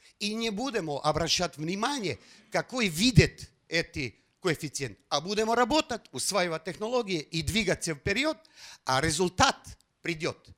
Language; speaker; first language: Russian; non-native, fluent; Slovenian